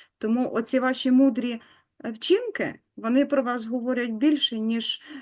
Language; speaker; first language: Ukrainian; native; Ukrainian